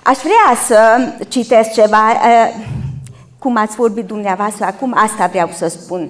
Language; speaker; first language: Romanian; non-native, local second language; Hungarian